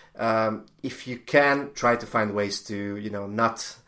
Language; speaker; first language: English; non-native, fluent; Hungarian